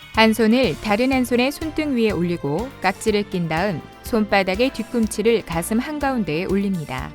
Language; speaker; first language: Korean; non-native, fluent; Vietnamese